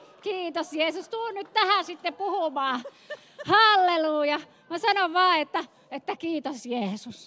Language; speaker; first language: Finnish; native; Finnish